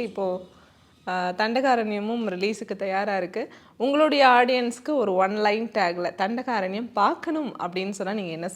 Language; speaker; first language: Tamil; native; Tamil